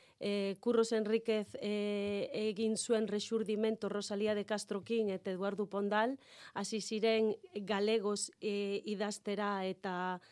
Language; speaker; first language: Basque; non-native, learner; Galician